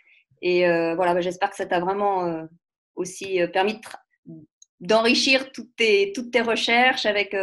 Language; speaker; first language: French; native; French